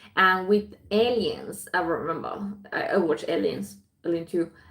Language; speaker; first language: English; non-native, fluent; Spanish